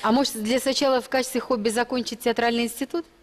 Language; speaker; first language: Russian; native; Russian